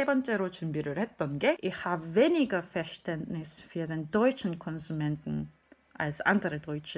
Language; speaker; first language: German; non-native, fluent; Korean